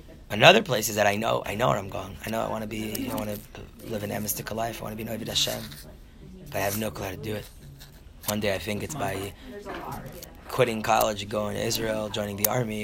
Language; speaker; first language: English; native; English